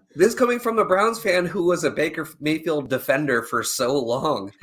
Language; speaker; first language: English; native; English